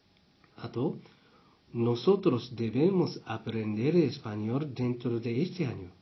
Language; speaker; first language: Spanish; non-native, fluent; Japanese